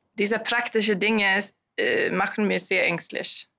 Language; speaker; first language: German; non-native, learner; Swedish